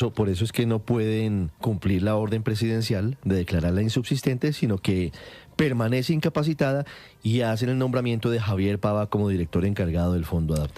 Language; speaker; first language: Spanish; native; Spanish